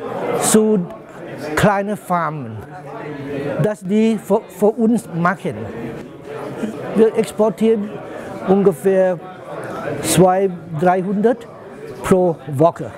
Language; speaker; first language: German; non-native, learner; Thai